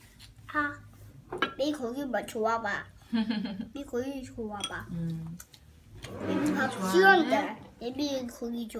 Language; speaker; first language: Korean; early bilingual, heritage; Korean